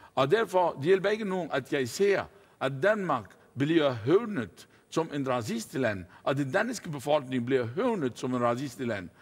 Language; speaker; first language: Danish; non-native, fluent; Arabic